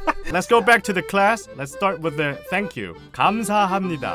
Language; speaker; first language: English; non-native, fluent; Korean